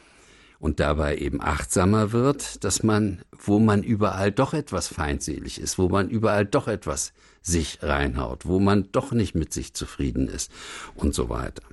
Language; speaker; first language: German; native; German